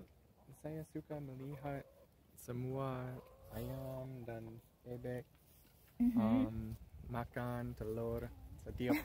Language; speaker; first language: Indonesian; non-native, learner; English